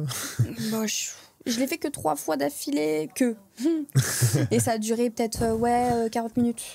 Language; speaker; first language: French; native; French